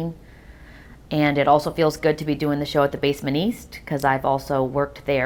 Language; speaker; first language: English; native; English